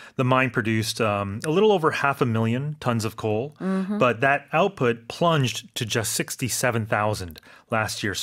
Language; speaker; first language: English; native; English